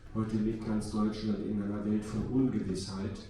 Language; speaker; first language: German; native; German